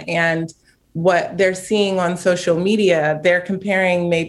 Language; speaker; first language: English; native; English